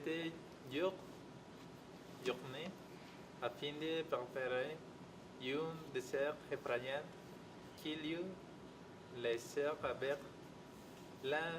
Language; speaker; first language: French; non-native, learner; Spanish